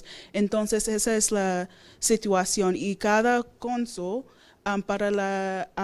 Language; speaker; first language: Spanish; non-native, fluent; English